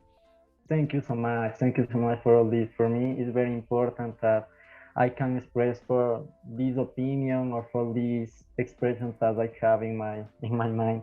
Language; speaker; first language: English; non-native, learner; Spanish